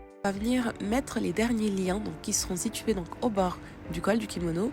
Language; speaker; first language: French; native; French